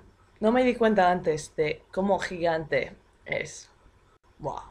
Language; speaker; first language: Spanish; non-native, fluent; English